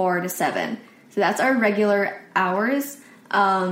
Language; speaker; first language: English; non-native, local second language; Filipino